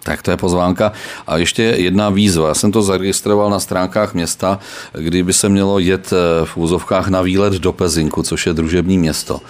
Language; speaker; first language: Czech; native; Czech